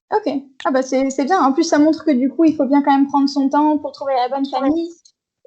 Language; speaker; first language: French; native; French